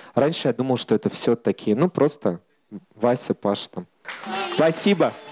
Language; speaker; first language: Russian; native; Russian